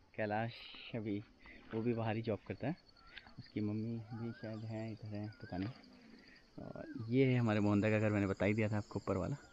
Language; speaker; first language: Hindi; native; Hindi